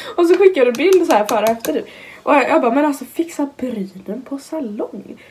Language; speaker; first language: Swedish; native; Swedish